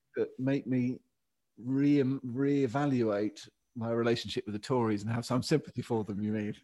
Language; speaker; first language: English; native; English